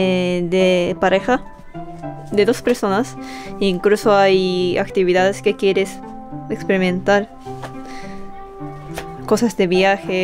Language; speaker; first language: Spanish; non-native, fluent; Japanese